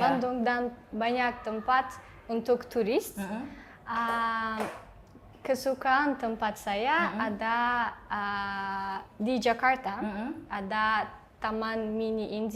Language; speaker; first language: Indonesian; non-native, learner; Tajik